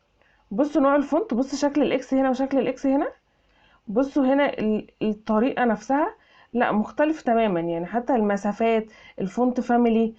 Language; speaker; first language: Arabic; native; Arabic